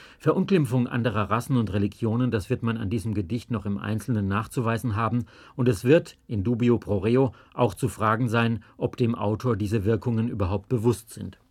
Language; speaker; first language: German; native; German